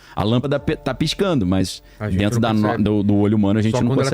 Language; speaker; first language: Portuguese; native; Portuguese